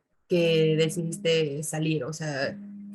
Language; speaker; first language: Spanish; native; Spanish